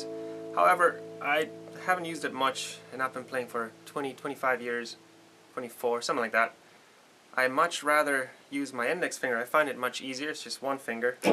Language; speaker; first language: English; native; English